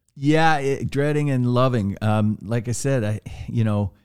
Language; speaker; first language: English; native; English